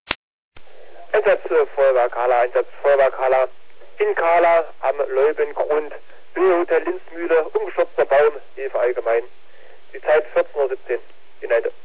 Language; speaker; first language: German; native; German